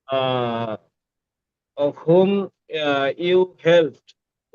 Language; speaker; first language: English; non-native, learner; Bangla